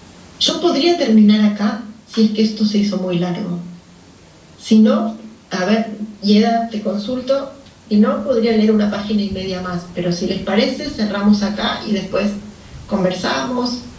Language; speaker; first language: Spanish; native; Spanish